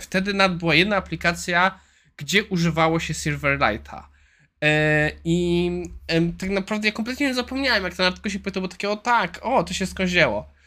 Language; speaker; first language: Polish; native; Polish